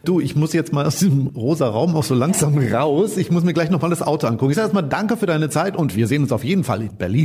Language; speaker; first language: German; native; German